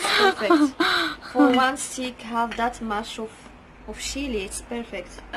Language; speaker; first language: English; non-native, learner; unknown